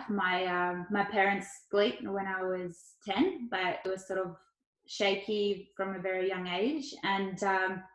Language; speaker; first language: English; early bilingual, other home language; Ukrainian